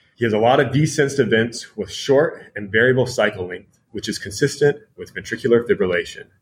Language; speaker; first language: English; native; English